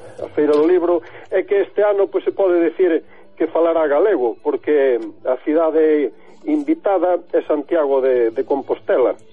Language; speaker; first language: Galician; native; Galician